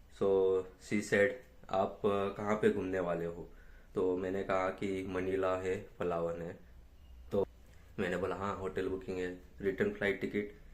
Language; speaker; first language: Hindi; non-native, local second language; Gujarati